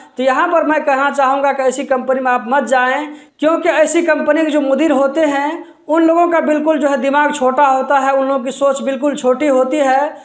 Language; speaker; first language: Hindi; native; Hindi